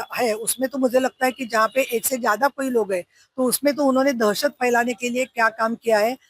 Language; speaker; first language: Hindi; non-native, local second language; Marathi